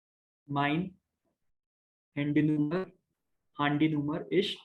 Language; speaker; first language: German; non-native, learner; Hindi